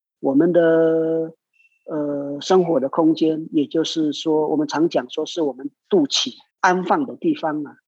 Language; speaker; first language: Chinese; non-native, local second language; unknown